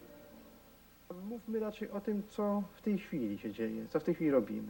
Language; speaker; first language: Polish; non-native, local second language; Rusyn